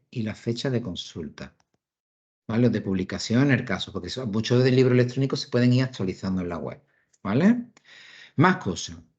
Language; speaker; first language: Spanish; native; Spanish